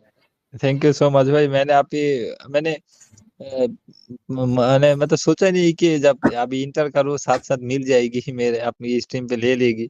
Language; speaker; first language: Hindi; non-native, learner; Bangla